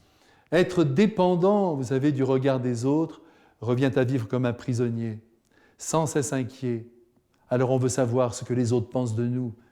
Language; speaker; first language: French; native; French